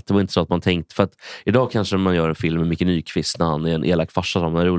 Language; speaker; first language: Swedish; native; Swedish